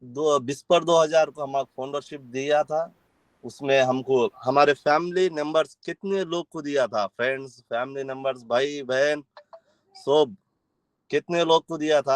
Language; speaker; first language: Hindi; non-native, local second language; Telugu